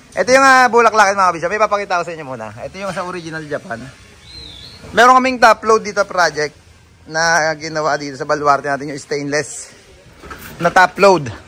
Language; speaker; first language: Filipino; native; Filipino